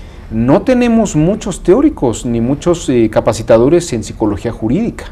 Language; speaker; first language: Spanish; native; Spanish